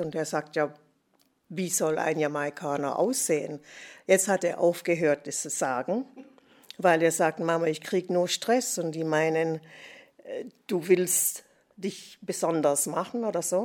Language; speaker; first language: German; non-native, fluent; English